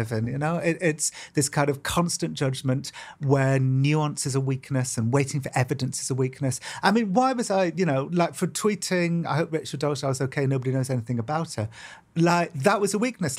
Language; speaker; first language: English; native; English